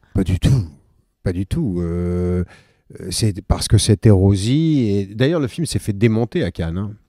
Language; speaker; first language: French; native; French